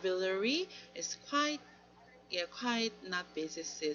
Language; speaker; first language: English; non-native, learner; Korean